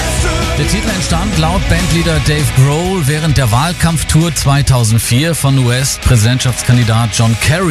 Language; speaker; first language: German; native; German